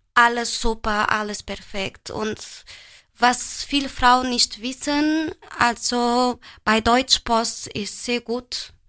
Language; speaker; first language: German; non-native, fluent; Portuguese